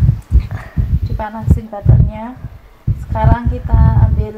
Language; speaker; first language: Indonesian; non-native, local second language; Javanese